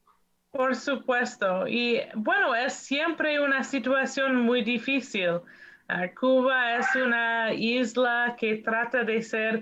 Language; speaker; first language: Spanish; non-native, fluent; English